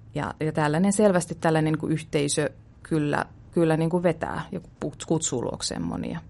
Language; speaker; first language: Finnish; native; Finnish